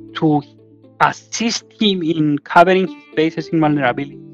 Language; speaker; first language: English; non-native, fluent; Greek